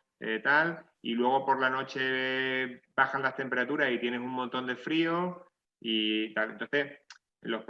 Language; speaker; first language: Spanish; native; Spanish